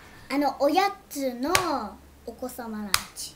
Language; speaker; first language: Japanese; early bilingual, other home language; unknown